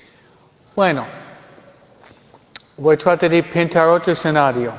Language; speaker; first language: Spanish; non-native, fluent; French